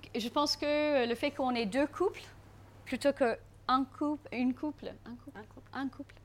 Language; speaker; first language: French; non-native, fluent; English